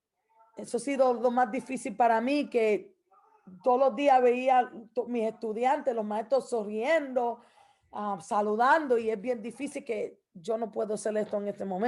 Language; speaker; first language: Spanish; early bilingual, heritage; Spanish